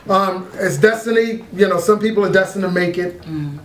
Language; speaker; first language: English; native; English